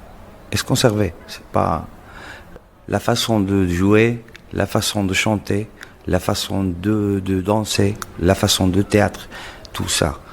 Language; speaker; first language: French; non-native, local second language; Arabic